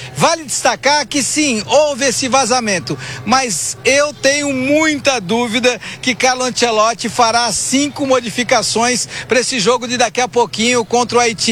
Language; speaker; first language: Portuguese; native; Portuguese